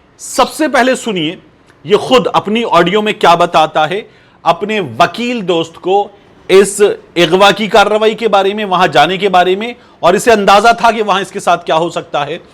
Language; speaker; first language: Urdu; native; Urdu